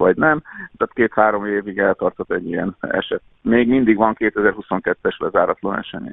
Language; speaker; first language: Hungarian; native; Hungarian